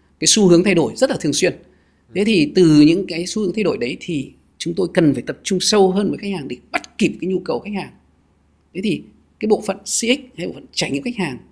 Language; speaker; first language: Vietnamese; native; Vietnamese